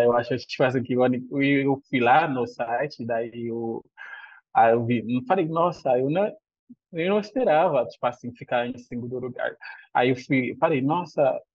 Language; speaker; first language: Portuguese; non-native, fluent; Haitian Creole